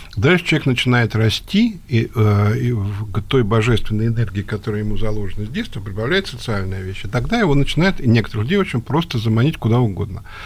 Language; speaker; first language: Russian; native; Russian